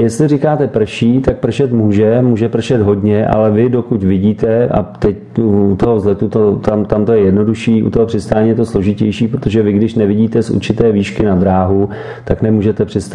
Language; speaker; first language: Czech; native; Czech